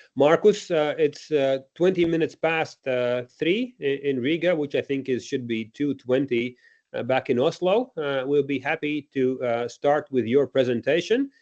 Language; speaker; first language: English; non-native, fluent; Latvian